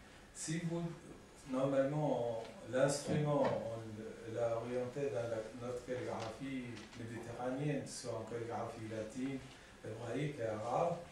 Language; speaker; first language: French; non-native, fluent; Arabic